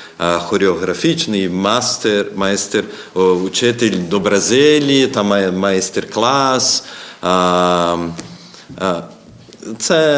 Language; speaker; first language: Ukrainian; early bilingual, heritage; Ukrainian